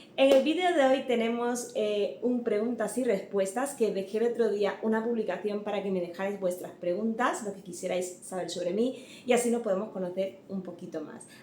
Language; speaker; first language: Spanish; native; Spanish